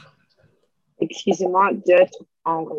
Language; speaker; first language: French; non-native, learner; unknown